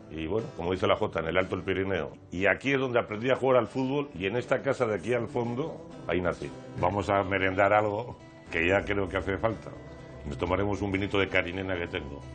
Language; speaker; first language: Spanish; native; Spanish